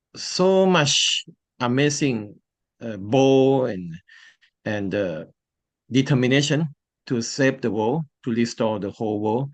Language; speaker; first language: English; non-native, learner; Thai